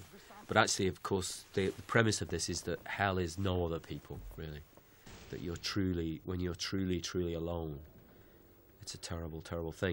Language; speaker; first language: English; native; English